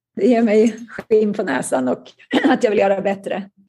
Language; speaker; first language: Swedish; native; Swedish